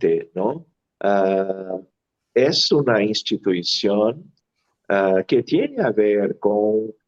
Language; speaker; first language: Spanish; non-native, fluent; Portuguese